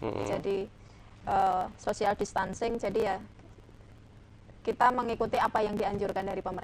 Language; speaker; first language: Indonesian; native; Indonesian